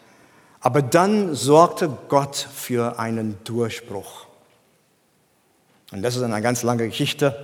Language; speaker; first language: German; non-native, fluent; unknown